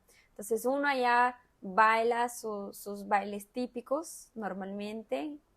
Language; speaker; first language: Spanish; non-native, fluent; Portuguese